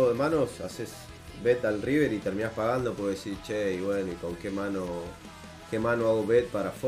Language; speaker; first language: Spanish; native; Spanish